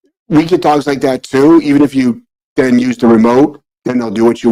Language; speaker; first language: English; native; English